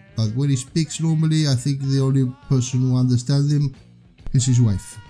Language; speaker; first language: English; non-native, fluent; Spanish